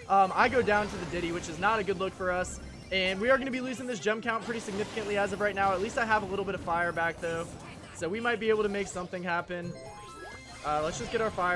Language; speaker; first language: English; native; English